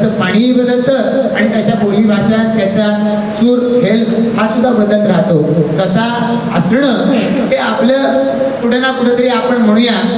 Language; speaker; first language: Marathi; native; Marathi